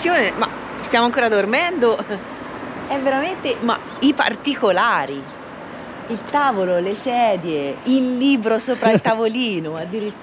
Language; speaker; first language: Italian; native; Italian